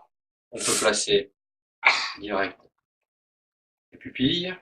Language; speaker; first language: French; native; French